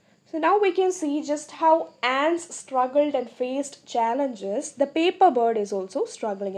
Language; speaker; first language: English; non-native, local second language; Malayalam